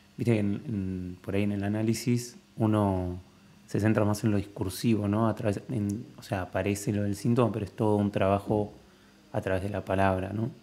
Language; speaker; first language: Spanish; native; Spanish